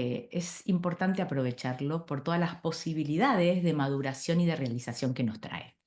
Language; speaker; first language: Spanish; native; Spanish